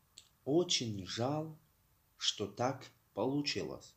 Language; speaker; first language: Russian; non-native, local second language; Tajik